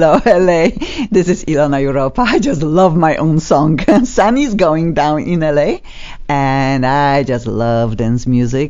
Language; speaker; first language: English; non-native, fluent; Polish